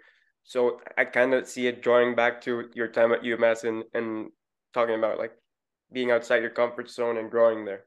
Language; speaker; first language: English; non-native, fluent; Spanish